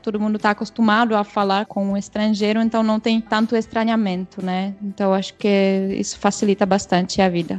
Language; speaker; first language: Portuguese; non-native, fluent; Czech